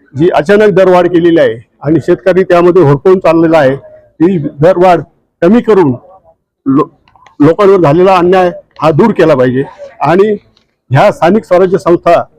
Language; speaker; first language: Marathi; native; Marathi